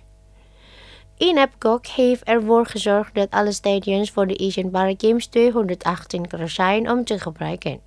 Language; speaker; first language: Dutch; non-native, fluent; Indonesian